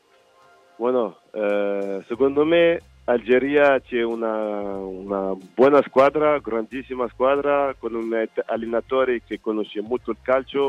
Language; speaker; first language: Italian; non-native, fluent; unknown